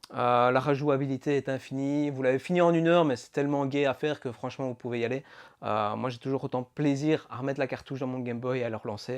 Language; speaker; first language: French; native; French